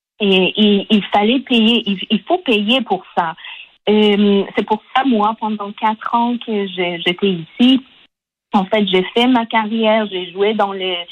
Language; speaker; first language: French; non-native, local second language; Persian